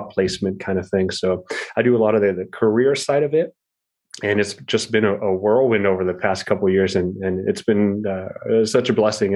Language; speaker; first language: English; native; English